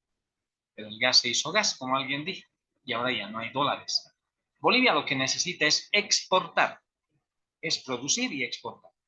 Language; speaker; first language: Spanish; native; Spanish